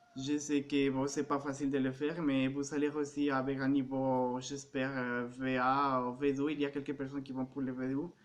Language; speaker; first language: French; non-native, fluent; Spanish